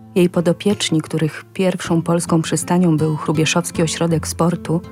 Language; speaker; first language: Polish; native; Polish